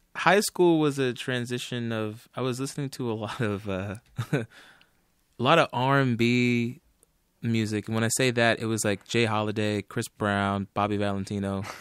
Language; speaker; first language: English; native; English